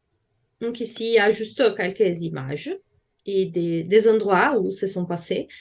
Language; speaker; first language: French; non-native, fluent; Portuguese